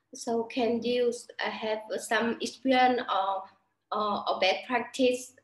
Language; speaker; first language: English; non-native, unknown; Vietnamese